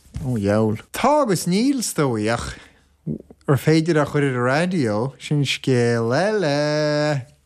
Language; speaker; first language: Irish; native; Irish